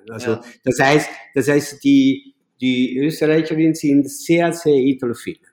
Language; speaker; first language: German; non-native, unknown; Italian